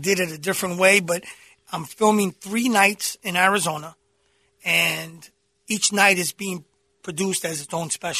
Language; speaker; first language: English; native; English